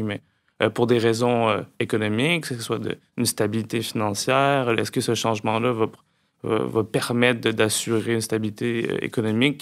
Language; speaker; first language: French; native; French